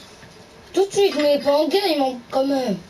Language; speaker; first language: French; native; French